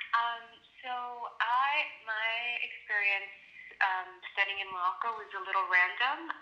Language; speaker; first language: English; native; English